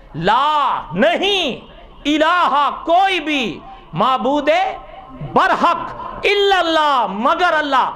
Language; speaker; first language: Urdu; non-native, local second language; Punjabi